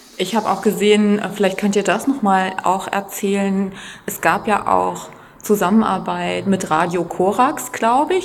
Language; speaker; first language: German; native; German